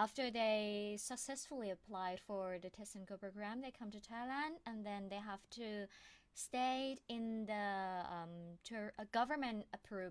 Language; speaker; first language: English; non-native, fluent; Thai